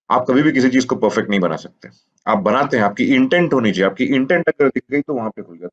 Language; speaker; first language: Hindi; native; Hindi